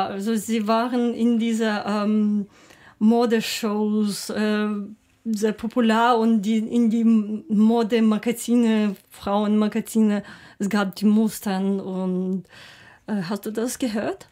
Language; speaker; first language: German; non-native, learner; Ukrainian